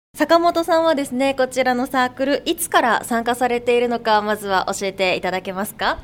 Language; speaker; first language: Japanese; native; Japanese